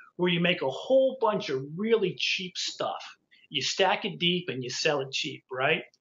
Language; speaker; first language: English; native; English